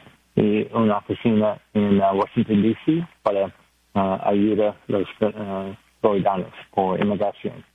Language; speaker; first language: Spanish; non-native, learner; English